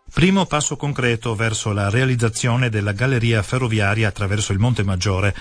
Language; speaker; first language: Italian; native; Italian